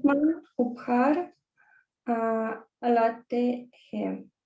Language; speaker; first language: Hindi; non-native, learner; Russian